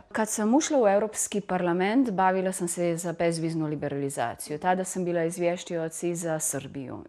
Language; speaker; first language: Serbian; non-native, fluent; Slovenian